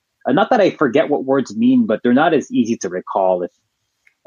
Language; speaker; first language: English; native; English